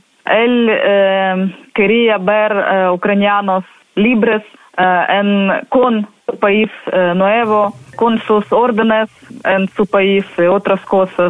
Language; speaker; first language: Spanish; non-native, fluent; Ukrainian